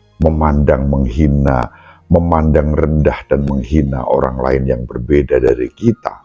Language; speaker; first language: Indonesian; native; Indonesian